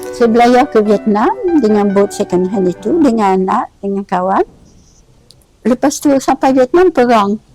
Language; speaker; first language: Malay; non-native, fluent; French